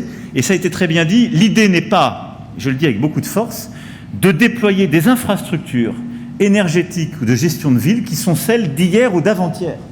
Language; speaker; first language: French; native; French